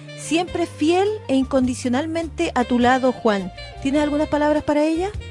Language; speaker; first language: Spanish; native; Spanish